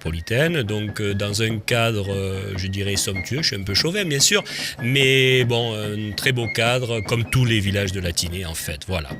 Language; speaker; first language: French; native; French